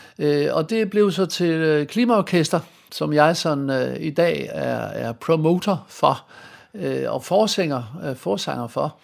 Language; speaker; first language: Danish; non-native, fluent; Dutch